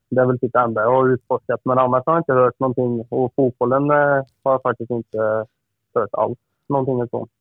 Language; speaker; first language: Swedish; native; Swedish